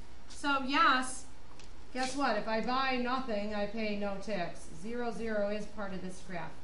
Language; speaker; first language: English; native; English